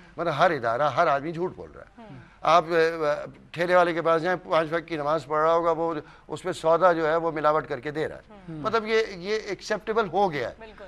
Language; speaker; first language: Urdu; native; Urdu